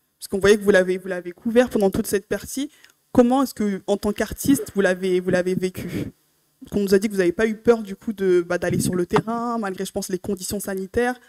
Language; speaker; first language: French; native; French